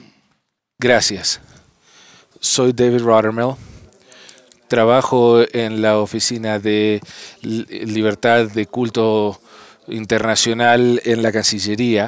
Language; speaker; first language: Spanish; non-native, fluent; English